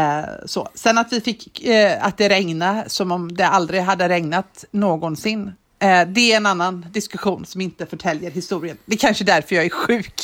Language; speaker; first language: Swedish; native; Swedish